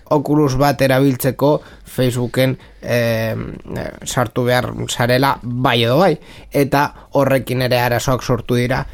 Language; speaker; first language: Basque; non-native, local second language; Spanish